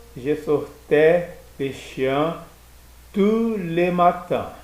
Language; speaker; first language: French; non-native, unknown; Portuguese